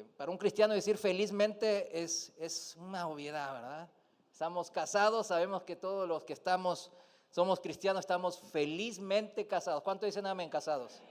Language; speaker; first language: Spanish; non-native, fluent; Korean